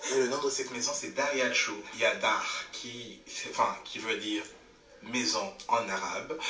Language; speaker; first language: French; non-native, local second language; Rundi